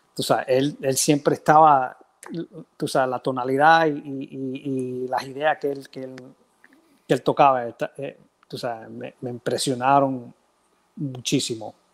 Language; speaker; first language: Spanish; early bilingual, heritage; Spanish